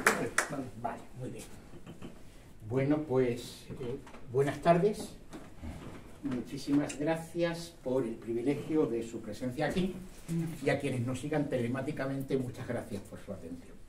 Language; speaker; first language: Spanish; native; Spanish